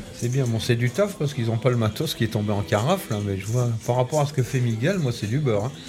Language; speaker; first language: French; non-native, fluent; Spanish